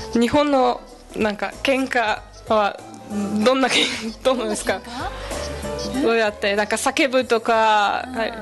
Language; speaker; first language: Japanese; non-native, fluent; Russian